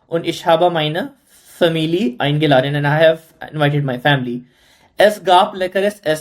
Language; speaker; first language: German; non-native, learner; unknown